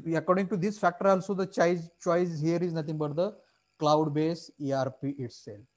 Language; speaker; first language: English; non-native, local second language; Marathi